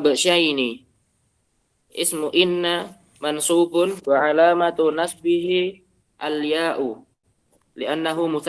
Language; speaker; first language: Arabic; non-native, learner; Indonesian